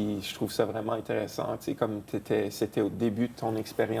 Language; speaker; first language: French; native; French